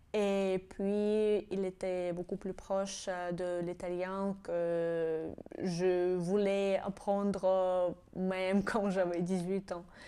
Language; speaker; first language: French; non-native, fluent; Georgian